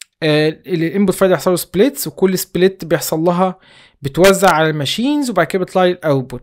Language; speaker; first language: Arabic; native; Arabic